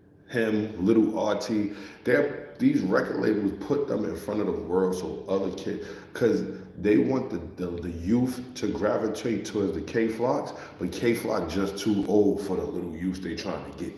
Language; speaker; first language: English; native; English